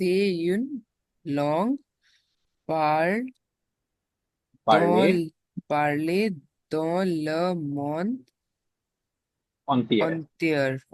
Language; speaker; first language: French; non-native, learner; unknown